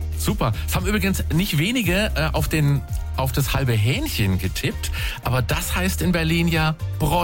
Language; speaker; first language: German; native; German